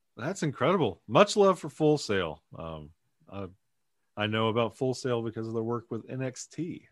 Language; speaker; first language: English; native; English